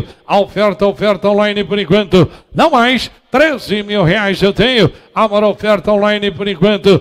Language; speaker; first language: Portuguese; native; Portuguese